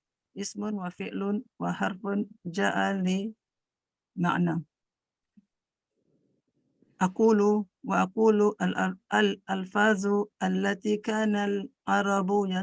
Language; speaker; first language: Arabic; non-native, learner; Indonesian